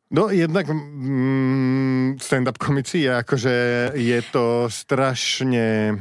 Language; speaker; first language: Slovak; native; Slovak